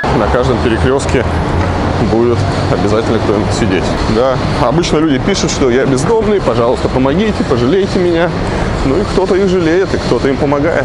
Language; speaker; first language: Russian; native; Russian